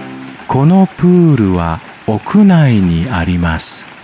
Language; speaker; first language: Japanese; non-native, learner; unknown